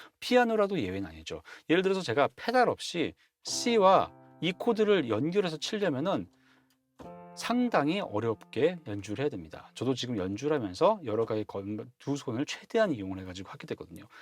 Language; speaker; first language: Korean; native; Korean